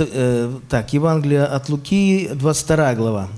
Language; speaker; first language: Russian; native; Russian